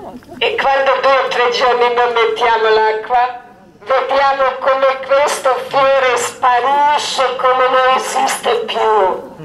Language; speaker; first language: Italian; non-native, learner; Croatian